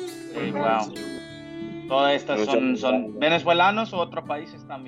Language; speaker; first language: Spanish; non-native, learner; English